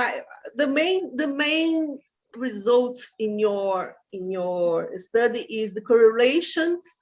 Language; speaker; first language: English; non-native, fluent; Portuguese